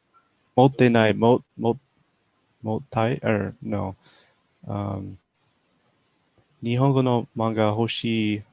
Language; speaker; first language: Japanese; non-native, learner; English